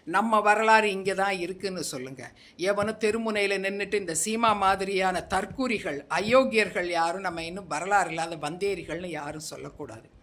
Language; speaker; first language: Tamil; non-native, local second language; Telugu